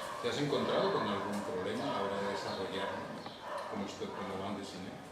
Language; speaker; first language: Spanish; native; Spanish